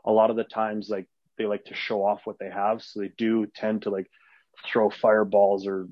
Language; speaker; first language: English; non-native, fluent; Arabic